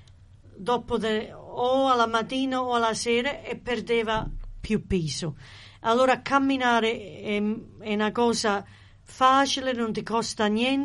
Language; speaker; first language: Italian; early bilingual, heritage; Italian